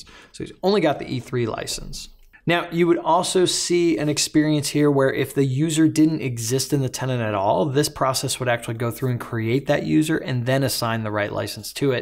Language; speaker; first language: English; native; English